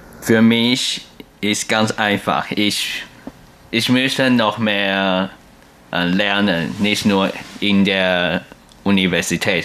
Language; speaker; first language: German; non-native, learner; Chinese